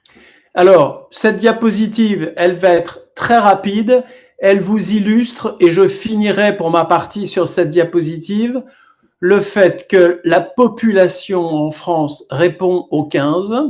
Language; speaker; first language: French; native; French